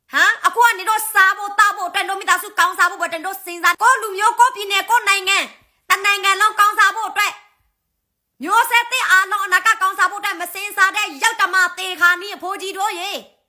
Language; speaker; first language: Burmese; non-native, local second language; S'gaw Karen